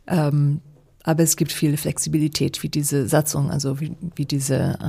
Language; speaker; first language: German; non-native, fluent; English